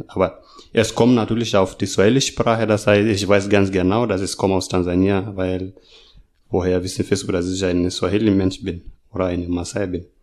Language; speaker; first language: German; non-native, learner; Masai